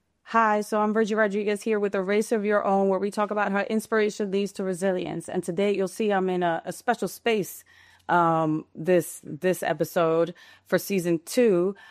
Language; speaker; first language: English; early bilingual, other home language; Spanish